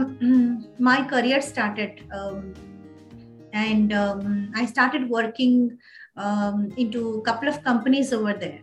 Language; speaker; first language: English; non-native, local second language; Odia